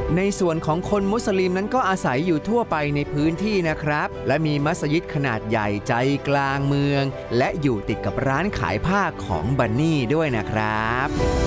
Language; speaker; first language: Thai; native; Thai